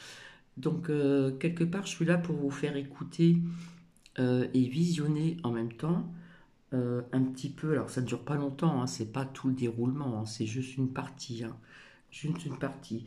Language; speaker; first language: French; native; French